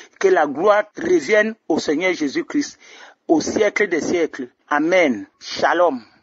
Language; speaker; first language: French; non-native, local second language; Rundi